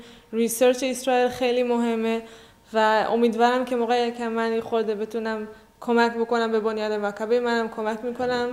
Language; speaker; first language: Persian; early bilingual, heritage; Persian